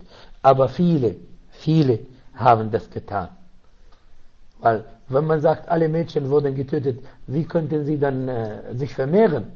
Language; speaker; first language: German; non-native, learner; Arabic